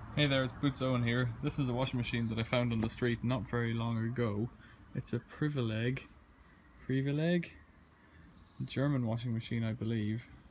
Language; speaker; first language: English; native; English